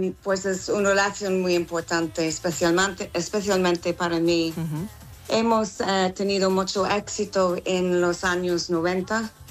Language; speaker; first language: Spanish; non-native, fluent; English